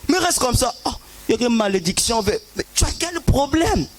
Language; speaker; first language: French; non-native, local second language; Lingala